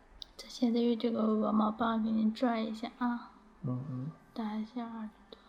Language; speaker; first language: Chinese; native; Chinese